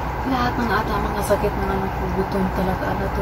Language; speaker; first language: Filipino; non-native, local second language; Hiligaynon